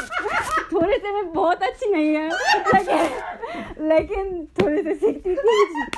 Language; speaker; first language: Hindi; non-native, learner; English